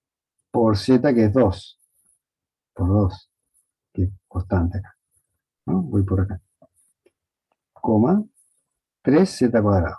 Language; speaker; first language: Spanish; native; Spanish